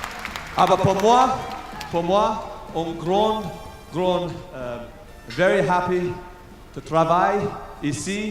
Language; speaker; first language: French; non-native, learner; English